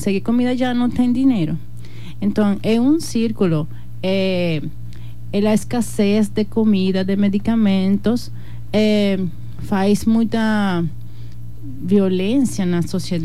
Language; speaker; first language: Portuguese; non-native, learner; Spanish